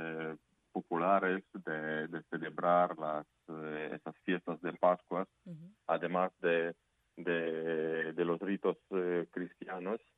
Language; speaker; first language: Spanish; non-native, fluent; Ukrainian